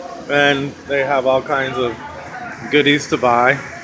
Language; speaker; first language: English; early bilingual, other home language; French